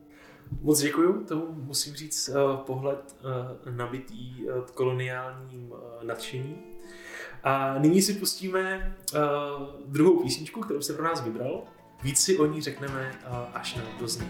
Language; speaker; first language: Czech; native; Czech